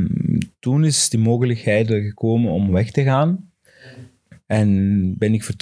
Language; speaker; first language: Dutch; non-native, fluent; Portuguese